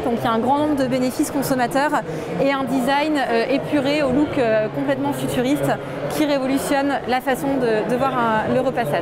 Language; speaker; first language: French; native; French